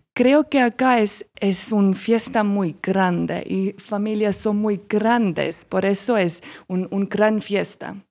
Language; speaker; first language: Spanish; non-native, learner; Estonian